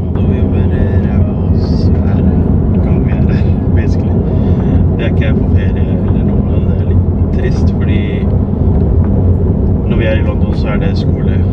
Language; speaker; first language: Norwegian; early bilingual, other home language; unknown